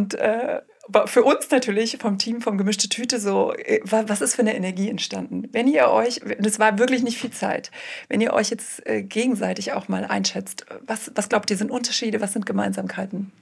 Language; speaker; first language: German; native; German